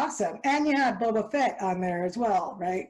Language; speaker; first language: English; native; English